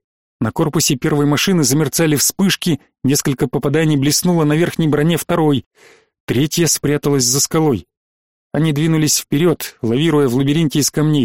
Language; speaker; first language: Russian; native; Russian